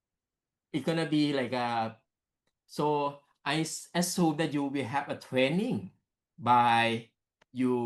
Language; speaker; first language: English; non-native, learner; Thai